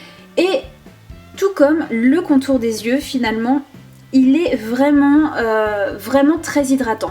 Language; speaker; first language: French; native; French